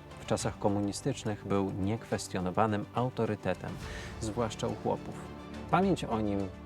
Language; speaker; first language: Polish; native; Polish